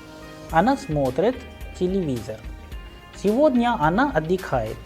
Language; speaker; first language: Russian; non-native, fluent; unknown